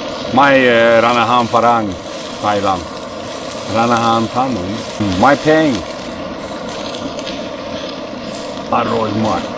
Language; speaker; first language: Thai; non-native, learner; Swedish